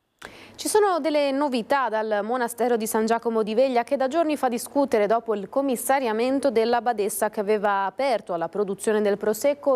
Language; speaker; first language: Italian; native; Italian